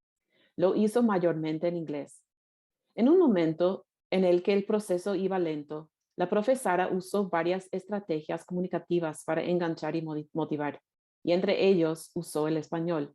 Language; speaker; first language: Spanish; non-native, fluent; English